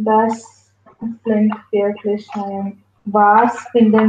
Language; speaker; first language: German; non-native, learner; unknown